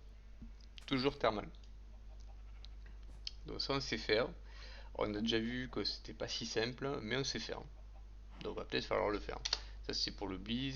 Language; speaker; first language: French; native; French